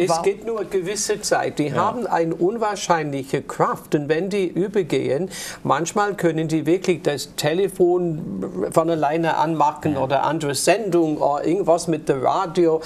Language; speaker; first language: German; non-native, fluent; English